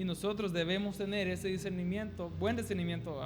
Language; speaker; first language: Spanish; native; Spanish